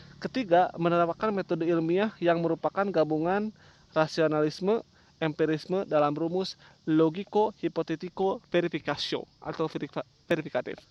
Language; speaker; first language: Indonesian; non-native, local second language; Sundanese